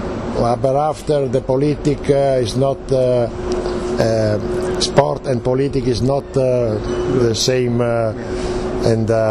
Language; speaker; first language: English; non-native, learner; Italian